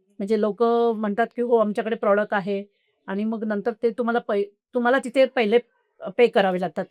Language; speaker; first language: Marathi; non-native, local second language; Marwari